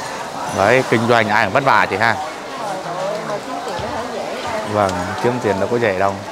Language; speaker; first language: Vietnamese; native; Vietnamese